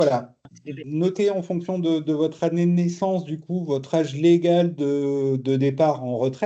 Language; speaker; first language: French; native; French